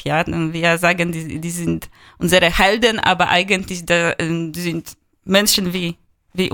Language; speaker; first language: German; non-native, fluent; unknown